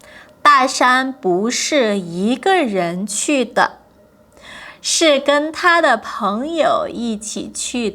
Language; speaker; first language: Chinese; non-native, fluent; Portuguese